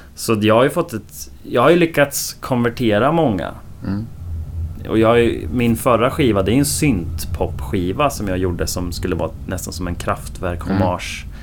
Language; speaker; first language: Swedish; native; Swedish